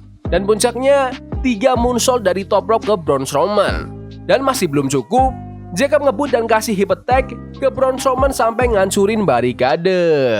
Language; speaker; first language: Indonesian; native; Indonesian